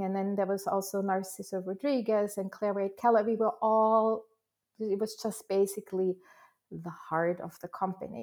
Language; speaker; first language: English; non-native, fluent; German